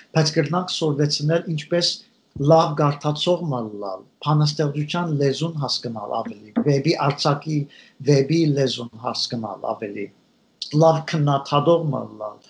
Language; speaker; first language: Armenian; early bilingual, heritage; Armenian